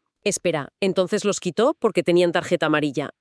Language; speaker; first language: Spanish; native; Spanish